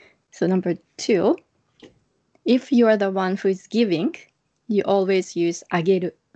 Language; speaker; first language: English; non-native, fluent; Japanese